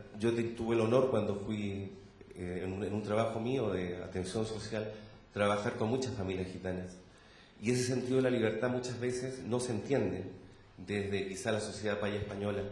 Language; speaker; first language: Spanish; native; Spanish